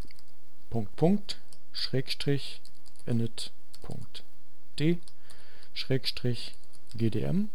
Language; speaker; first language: German; native; German